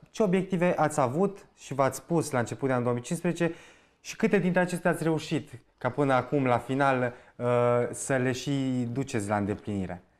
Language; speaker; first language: Romanian; native; Romanian